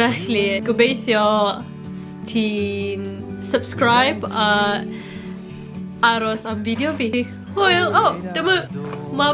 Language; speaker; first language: Welsh; non-native, learner; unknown